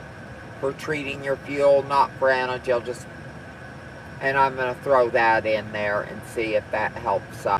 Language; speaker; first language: English; native; English